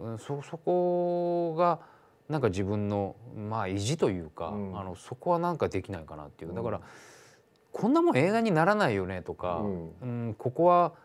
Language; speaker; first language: Japanese; native; Japanese